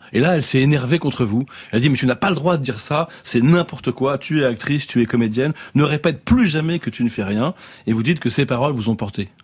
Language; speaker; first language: French; native; French